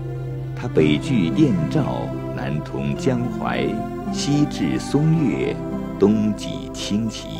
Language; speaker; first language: Chinese; native; Chinese